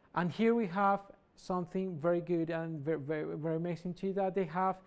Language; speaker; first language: English; non-native, fluent; Spanish